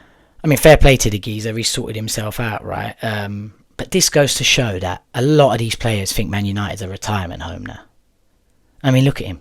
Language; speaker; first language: English; native; English